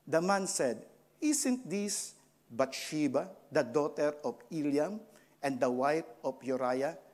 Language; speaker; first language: English; non-native, local second language; Filipino